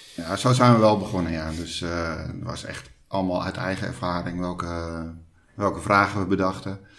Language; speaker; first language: Dutch; native; Dutch